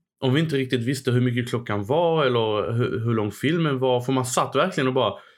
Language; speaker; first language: Swedish; early bilingual, other home language; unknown